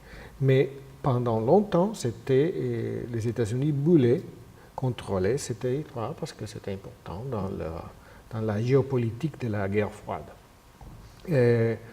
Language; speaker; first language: French; non-native, fluent; Spanish